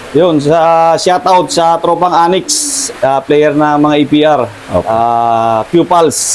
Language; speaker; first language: Filipino; native; Filipino